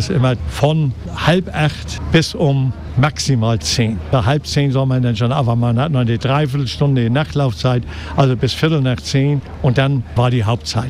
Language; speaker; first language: German; native; German